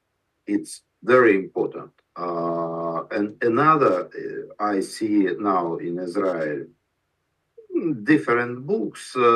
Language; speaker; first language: English; non-native, learner; Russian